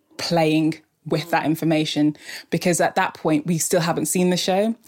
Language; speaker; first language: English; native; English